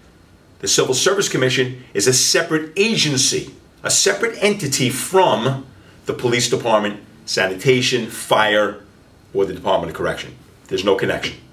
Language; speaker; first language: English; native; English